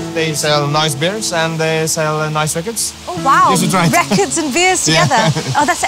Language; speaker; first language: English; native; English